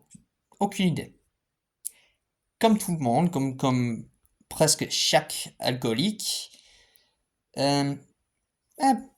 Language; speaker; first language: French; non-native, fluent; English